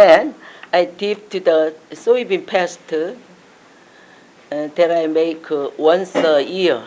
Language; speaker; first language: English; non-native, learner; Korean